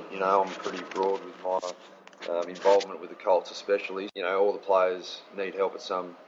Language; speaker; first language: English; native; English